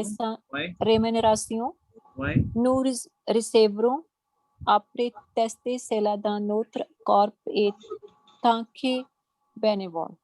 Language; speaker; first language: French; non-native, learner; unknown